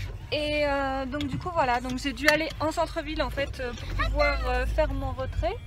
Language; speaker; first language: French; native; French